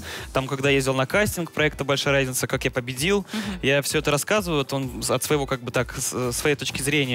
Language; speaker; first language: Russian; native; Russian